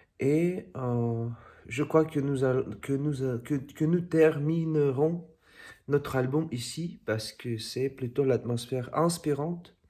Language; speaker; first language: French; non-native, fluent; Russian